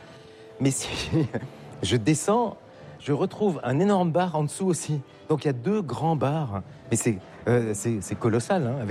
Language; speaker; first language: French; native; French